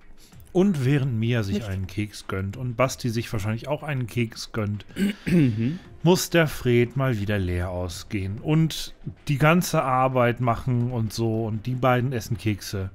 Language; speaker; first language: German; native; German